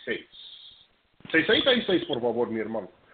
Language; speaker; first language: Spanish; non-native, fluent; English